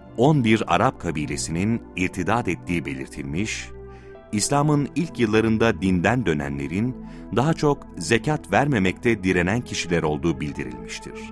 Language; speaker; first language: Turkish; native; Turkish